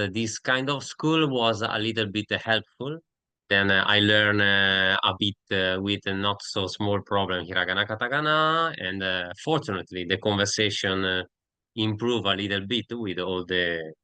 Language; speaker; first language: English; non-native, learner; Italian